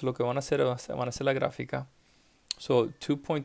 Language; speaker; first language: Spanish; early bilingual, heritage; English